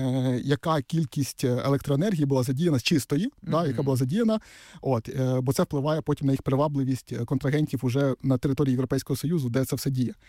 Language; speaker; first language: Ukrainian; native; Ukrainian